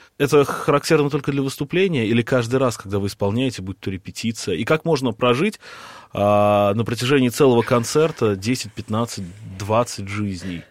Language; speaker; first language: Russian; native; Russian